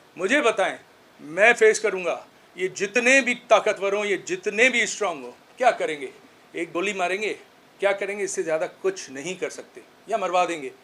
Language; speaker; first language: Urdu; non-native, local second language; Sindhi